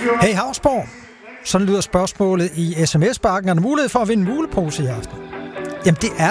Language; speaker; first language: Danish; native; Danish